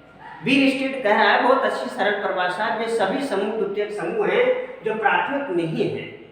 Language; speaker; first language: Hindi; native; Hindi